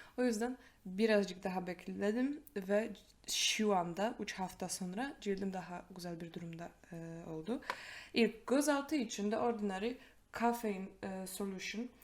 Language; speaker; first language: Turkish; non-native, fluent; Polish